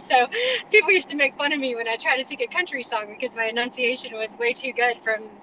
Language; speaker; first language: English; native; English